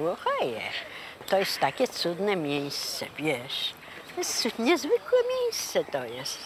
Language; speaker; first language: Hebrew; non-native, fluent; Polish